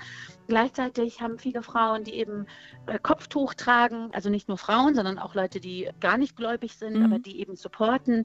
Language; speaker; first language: German; early bilingual, other home language; Persian